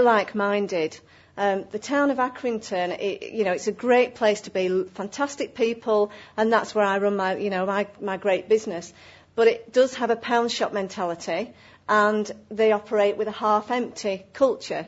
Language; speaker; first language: English; native; English